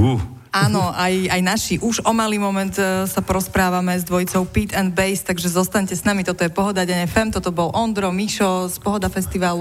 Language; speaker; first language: Slovak; native; Slovak